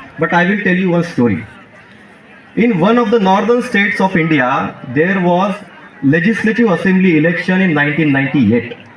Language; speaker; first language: Tamil; non-native, learner; Marathi